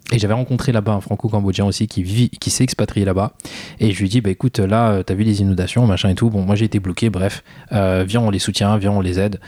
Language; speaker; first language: French; early bilingual, other home language; Khmer